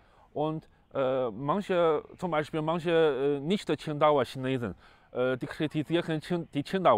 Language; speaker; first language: German; non-native, fluent; Chinese